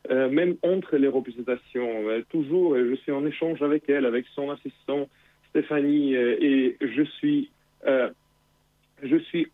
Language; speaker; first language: French; non-native, fluent; Russian